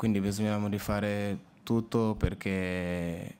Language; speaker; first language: Italian; non-native, learner; Portuguese